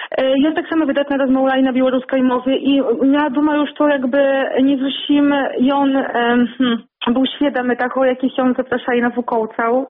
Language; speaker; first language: Belarusian; native; Belarusian